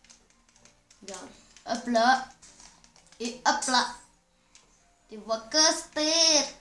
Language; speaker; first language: French; native; French